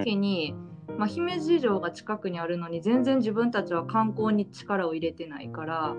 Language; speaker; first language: Japanese; native; Japanese